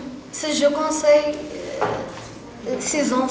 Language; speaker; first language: French; non-native, learner; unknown